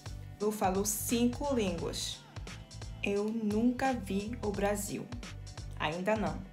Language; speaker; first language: Portuguese; non-native, learner; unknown